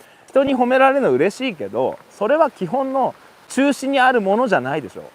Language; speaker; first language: Japanese; native; Japanese